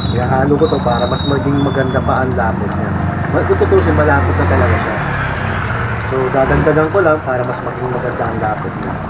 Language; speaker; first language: Filipino; native; Filipino